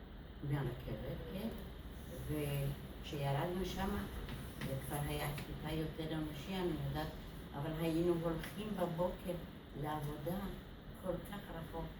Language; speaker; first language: Hebrew; non-native, fluent; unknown